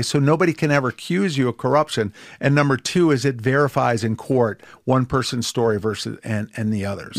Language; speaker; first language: English; native; English